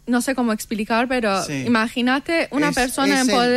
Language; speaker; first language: Spanish; non-native, fluent; Persian